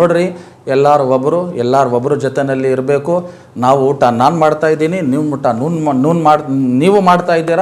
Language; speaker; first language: Kannada; non-native, local second language; Urdu